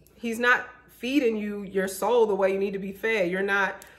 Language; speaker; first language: English; native; English